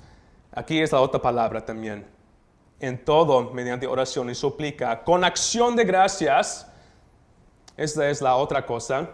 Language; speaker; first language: Spanish; early bilingual, heritage; Spanish